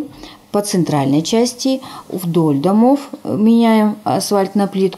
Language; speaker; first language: Russian; native; Russian